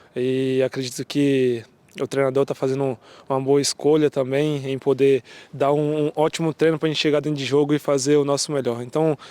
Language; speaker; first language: Portuguese; native; Portuguese